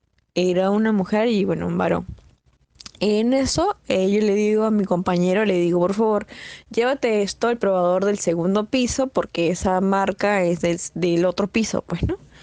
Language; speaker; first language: Spanish; native; Spanish